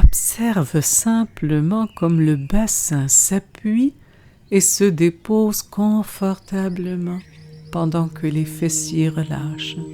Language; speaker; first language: French; native; French